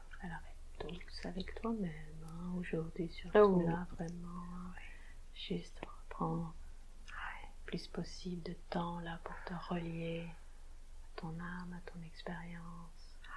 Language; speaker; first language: French; native; French